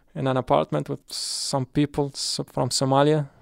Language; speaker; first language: English; non-native, fluent; Arabic